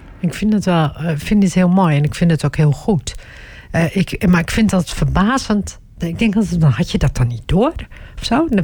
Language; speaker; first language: Dutch; early bilingual, other home language; Turkish